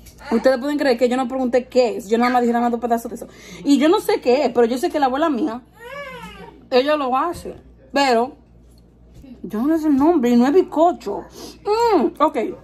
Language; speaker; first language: Spanish; early bilingual, heritage; Spanish